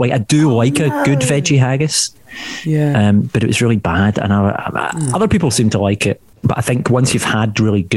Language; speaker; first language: English; native; English